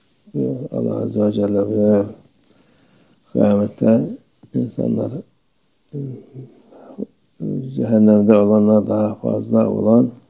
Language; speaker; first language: Turkish; native; Turkish